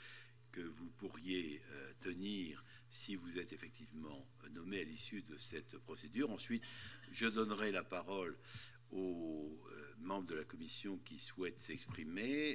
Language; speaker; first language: French; native; French